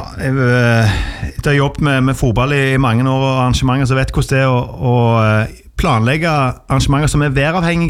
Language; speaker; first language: Norwegian; native; Norwegian